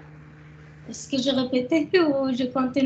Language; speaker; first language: French; non-native, learner; Arabic